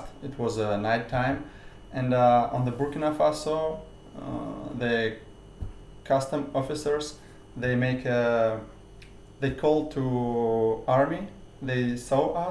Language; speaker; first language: English; non-native, learner; Russian